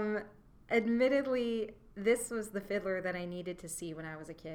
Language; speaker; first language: English; native; English